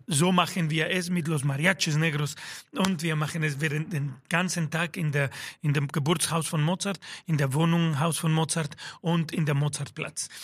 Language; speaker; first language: German; non-native, fluent; Spanish